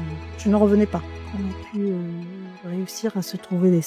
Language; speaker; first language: French; native; French